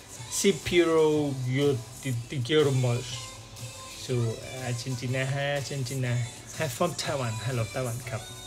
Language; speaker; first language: English; non-native, learner; Thai